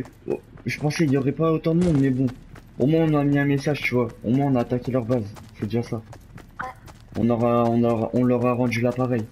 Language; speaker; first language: French; native; French